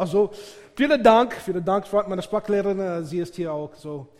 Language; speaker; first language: German; non-native, learner; English